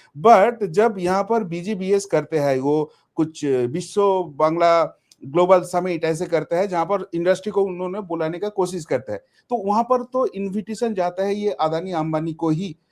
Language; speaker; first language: Hindi; non-native, local second language; Bangla